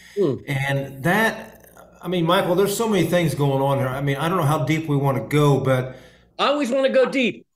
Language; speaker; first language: English; native; English